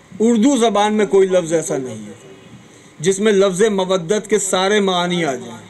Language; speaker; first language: Urdu; native; Urdu